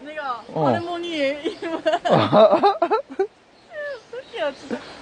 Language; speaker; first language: Korean; non-native, learner; Japanese